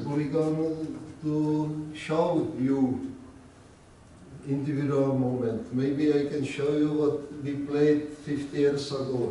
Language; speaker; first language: English; non-native, learner; Czech